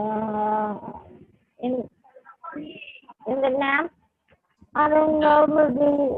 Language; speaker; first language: English; non-native, learner; Vietnamese